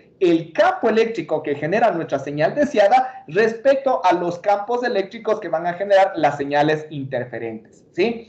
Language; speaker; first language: Spanish; native; Spanish